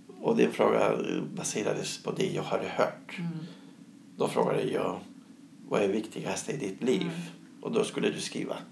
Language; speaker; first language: Swedish; non-native, fluent; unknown